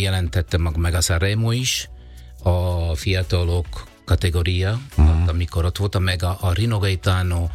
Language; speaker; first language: Hungarian; non-native, learner; Italian